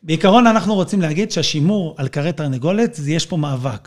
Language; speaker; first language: Hebrew; native; Hebrew